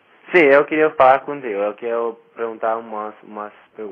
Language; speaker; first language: Portuguese; non-native, learner; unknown